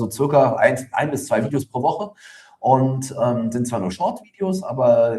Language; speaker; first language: German; native; German